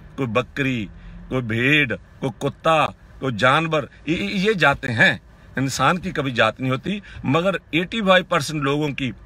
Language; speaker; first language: Hindi; non-native, local second language; Punjabi